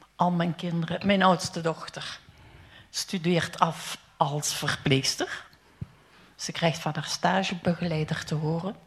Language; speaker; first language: Dutch; non-native, fluent; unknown